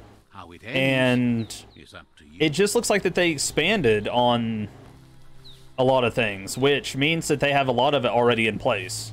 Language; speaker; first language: English; native; English